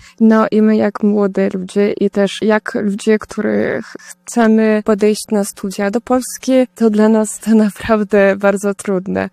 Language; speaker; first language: Polish; non-native, learner; Russian